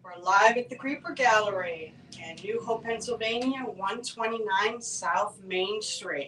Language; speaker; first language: English; native; English